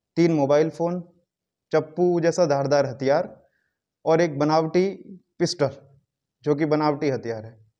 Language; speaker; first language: Hindi; non-native, local second language; Gujarati